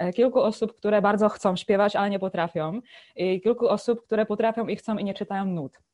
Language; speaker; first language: Polish; non-native, fluent; Czech